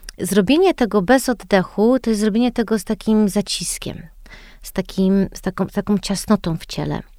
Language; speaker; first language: Polish; early bilingual, heritage; Polish